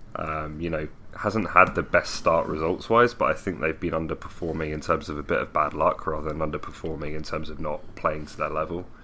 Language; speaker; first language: English; native; English